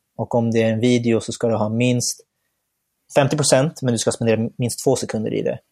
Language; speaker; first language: Swedish; early bilingual, other home language; Bangla